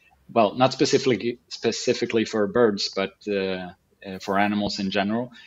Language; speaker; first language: English; non-native, fluent; Spanish